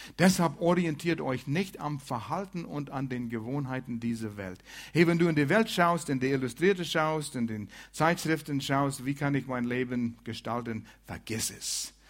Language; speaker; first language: German; non-native, fluent; English